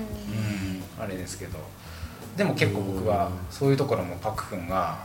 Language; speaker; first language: Japanese; native; Japanese